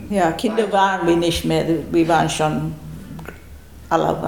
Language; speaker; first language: German; early bilingual, heritage; German